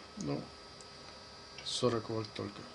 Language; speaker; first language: Russian; non-native, learner; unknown